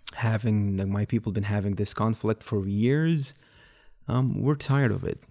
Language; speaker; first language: English; non-native, fluent; Arabic